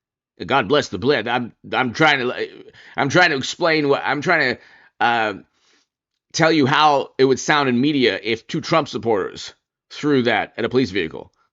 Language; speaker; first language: English; native; English